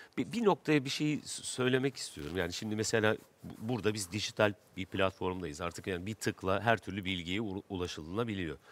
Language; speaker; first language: Turkish; native; Turkish